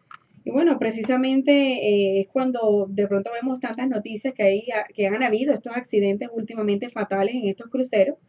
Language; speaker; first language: Spanish; native; Spanish